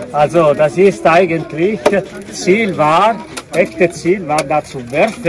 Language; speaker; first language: German; non-native, fluent; Italian